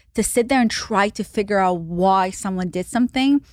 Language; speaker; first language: English; non-native, fluent; Hebrew